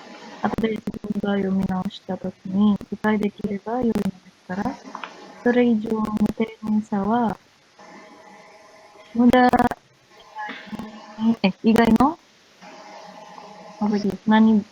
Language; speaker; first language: Japanese; non-native, learner; Indonesian